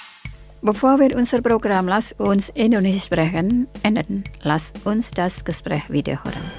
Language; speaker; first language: German; non-native, fluent; Indonesian